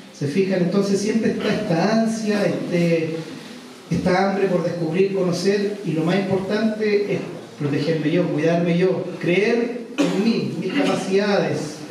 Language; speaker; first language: Spanish; native; Spanish